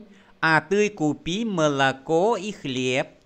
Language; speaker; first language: Russian; non-native, fluent; Vietnamese